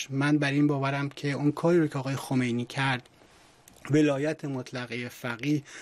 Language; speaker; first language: Persian; native; Persian